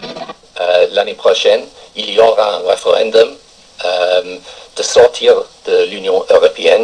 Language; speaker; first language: French; non-native, fluent; English